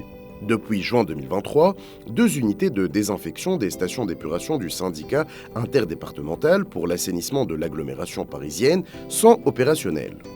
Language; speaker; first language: French; native; French